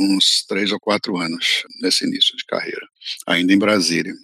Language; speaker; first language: Portuguese; native; Portuguese